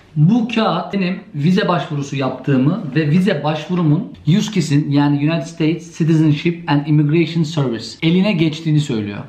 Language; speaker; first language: Turkish; native; Turkish